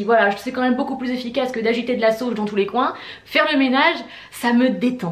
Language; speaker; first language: French; native; French